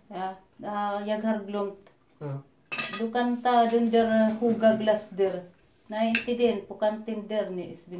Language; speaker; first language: Swedish; non-native, fluent; Filipino